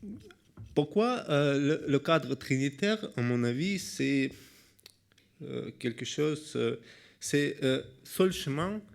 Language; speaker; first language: French; non-native, learner; Russian